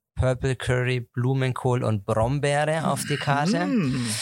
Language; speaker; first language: German; native; German